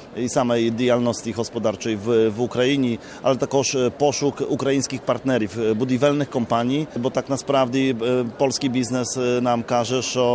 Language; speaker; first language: Polish; non-native, learner; Ukrainian